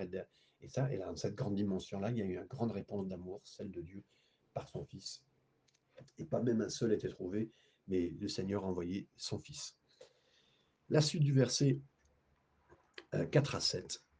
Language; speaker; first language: French; native; French